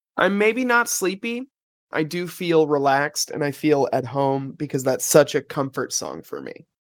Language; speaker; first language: English; native; English